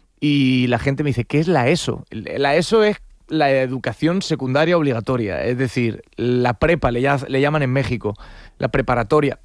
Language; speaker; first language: Spanish; native; Spanish